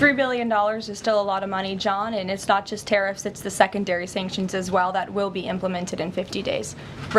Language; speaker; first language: English; native; English